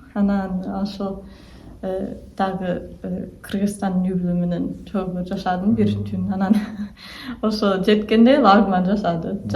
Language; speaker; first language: Kyrgyz; non-native, learner; English